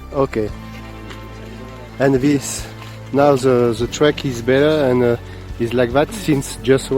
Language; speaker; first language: English; non-native, learner; French